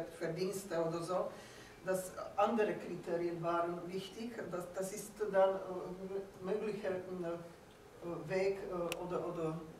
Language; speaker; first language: German; non-native, fluent; Slovak